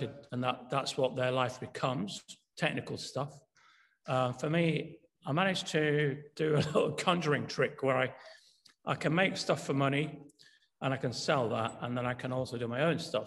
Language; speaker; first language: English; native; English